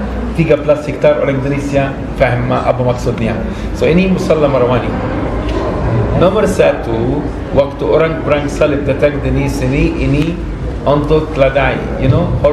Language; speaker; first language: Indonesian; non-native, learner; Arabic